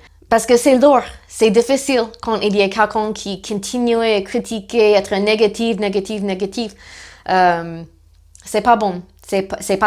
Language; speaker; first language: French; non-native, fluent; English